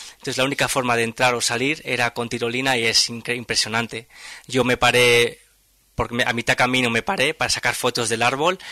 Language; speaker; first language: Spanish; native; Spanish